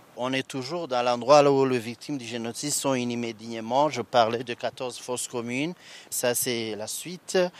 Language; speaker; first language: French; non-native, local second language; Kinyarwanda